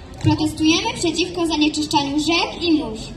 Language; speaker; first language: Polish; native; Polish